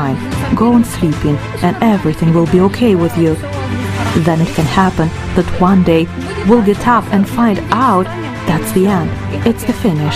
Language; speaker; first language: English; non-native, fluent; Vietnamese